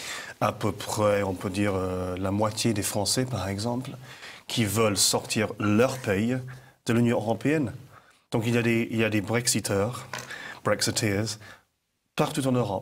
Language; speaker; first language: French; non-native, fluent; English